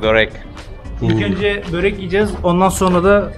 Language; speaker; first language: Turkish; native; Turkish